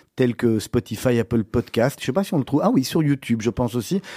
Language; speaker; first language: French; native; French